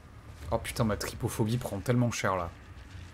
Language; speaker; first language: French; native; French